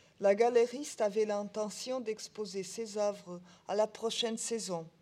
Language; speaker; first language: French; non-native, learner; Portuguese